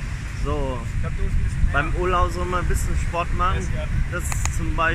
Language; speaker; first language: German; non-native, fluent; Vietnamese